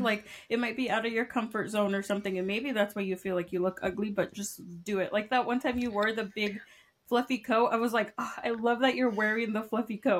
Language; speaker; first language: English; early bilingual, other home language; Spanish